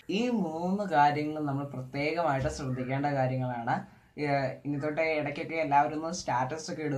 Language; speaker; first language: Malayalam; native; Malayalam